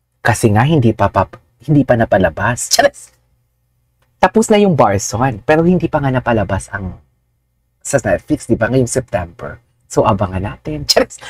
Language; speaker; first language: Filipino; non-native, local second language; Hiligaynon